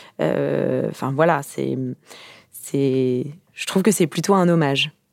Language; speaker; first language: French; native; French